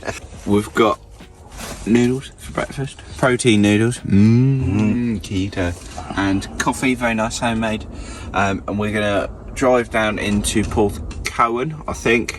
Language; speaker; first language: English; native; English